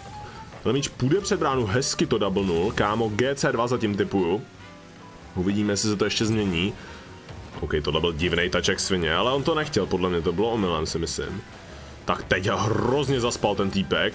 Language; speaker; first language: Czech; native; Czech